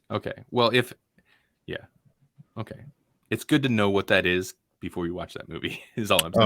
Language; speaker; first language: English; native; English